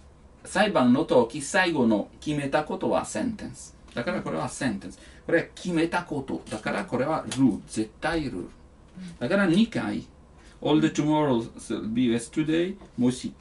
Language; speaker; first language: Japanese; non-native, learner; Italian